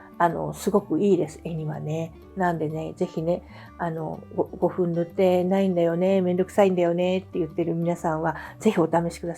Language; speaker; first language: Japanese; native; Japanese